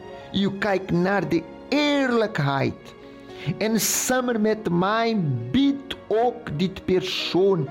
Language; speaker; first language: Dutch; non-native, local second language; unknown